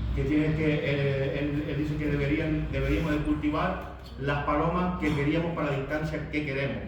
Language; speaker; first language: Spanish; native; Spanish